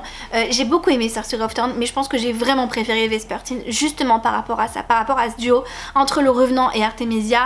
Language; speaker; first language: French; native; French